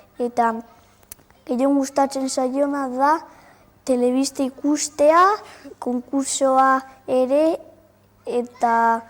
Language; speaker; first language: Basque; non-native, local second language; Spanish